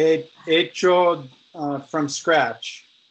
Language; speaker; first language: Spanish; non-native, learner; English